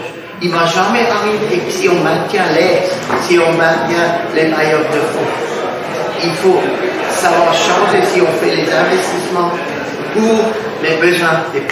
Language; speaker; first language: French; non-native, fluent; German